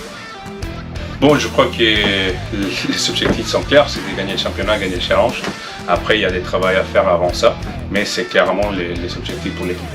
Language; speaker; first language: French; non-native, fluent; Spanish